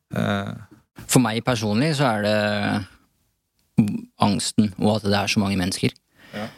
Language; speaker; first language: Norwegian; early bilingual, other home language; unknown